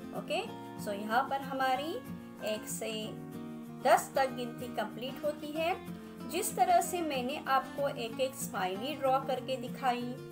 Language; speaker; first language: Hindi; non-native, local second language; Marathi